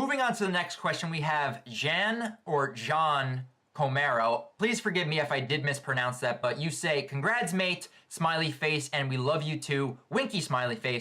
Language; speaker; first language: English; native; English